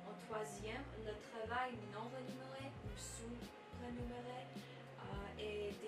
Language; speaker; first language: French; non-native, learner; English